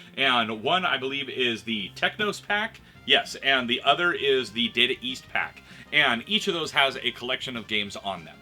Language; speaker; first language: English; native; English